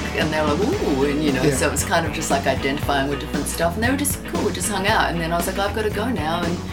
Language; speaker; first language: English; native; English